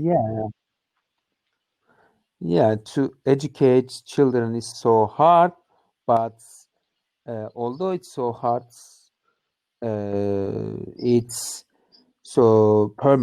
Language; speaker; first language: English; non-native, learner; Turkish